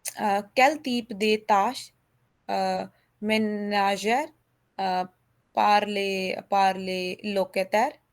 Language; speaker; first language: French; non-native, learner; Hindi